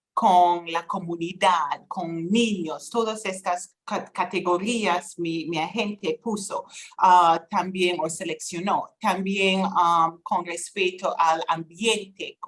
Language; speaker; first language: Spanish; non-native, fluent; English